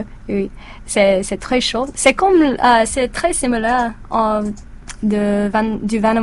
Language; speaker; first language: French; non-native, learner; English